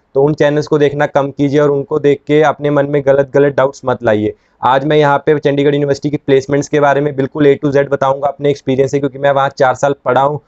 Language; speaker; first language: Hindi; native; Hindi